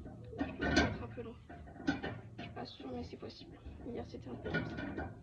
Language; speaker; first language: French; native; French